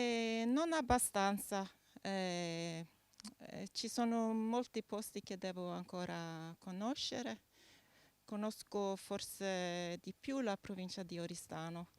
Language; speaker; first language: Italian; non-native, fluent; Norwegian